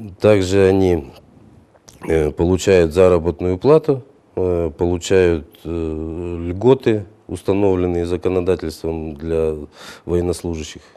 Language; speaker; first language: Russian; native; Russian